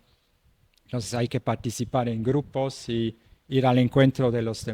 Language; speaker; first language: Spanish; non-native, fluent; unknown